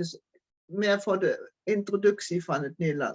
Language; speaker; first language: Dutch; non-native, fluent; German